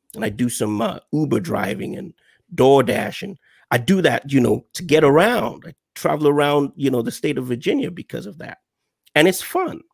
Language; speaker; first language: English; non-native, local second language; Yoruba